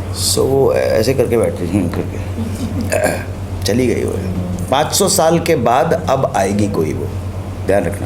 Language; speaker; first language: Hindi; native; Hindi